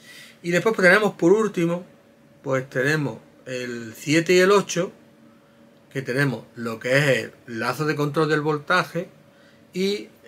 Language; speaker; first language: Spanish; native; Spanish